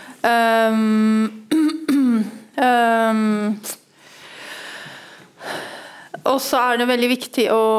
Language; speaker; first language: Norwegian; early bilingual, other home language; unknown